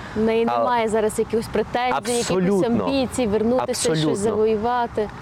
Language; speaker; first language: Ukrainian; native; Ukrainian